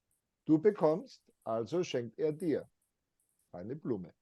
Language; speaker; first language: German; non-native, fluent; English